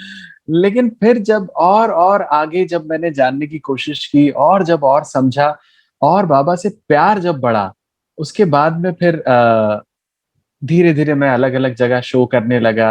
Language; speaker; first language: Hindi; native; Hindi